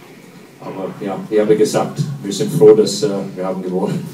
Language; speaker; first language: German; non-native, fluent; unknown